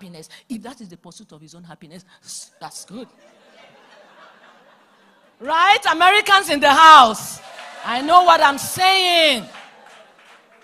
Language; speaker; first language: English; non-native, local second language; Yoruba